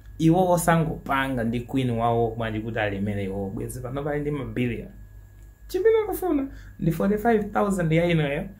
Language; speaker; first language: Nyanja; native; Nyanja